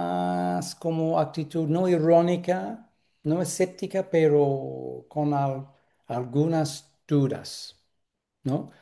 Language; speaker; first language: Spanish; non-native, fluent; English